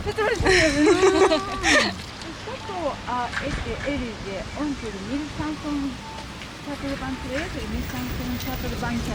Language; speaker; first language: French; non-native, learner; Japanese